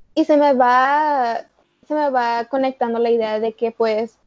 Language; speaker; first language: Spanish; early bilingual, heritage; Spanish